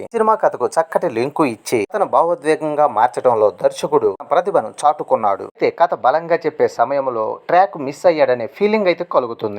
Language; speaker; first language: Telugu; native; Telugu